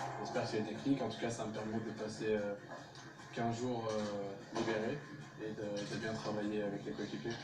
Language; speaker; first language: French; native; French